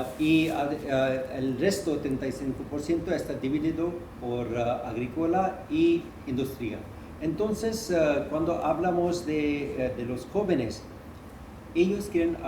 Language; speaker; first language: Spanish; non-native, fluent; Hindi